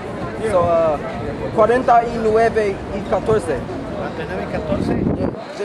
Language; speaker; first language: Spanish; non-native, learner; English